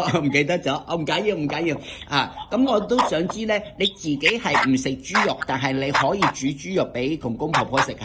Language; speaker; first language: Cantonese; native; Cantonese